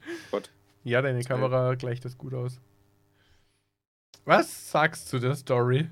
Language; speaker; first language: German; native; German